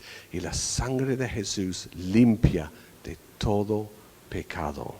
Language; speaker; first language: Spanish; non-native, fluent; English